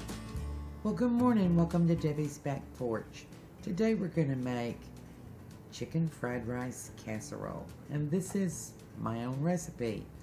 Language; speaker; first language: English; native; English